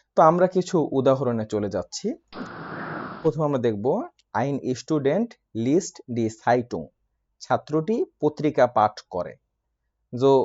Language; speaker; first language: Bangla; native; Bangla